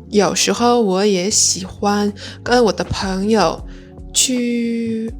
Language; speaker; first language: Chinese; non-native, learner; Vietnamese